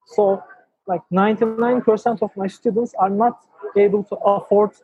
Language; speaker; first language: English; non-native, fluent; Turkish